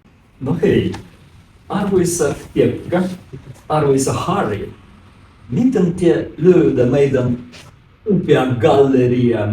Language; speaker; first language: Finnish; non-native, learner; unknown